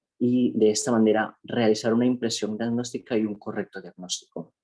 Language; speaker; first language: Spanish; native; Spanish